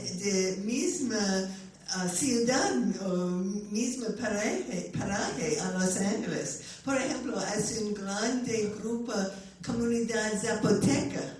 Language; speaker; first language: Spanish; non-native, learner; English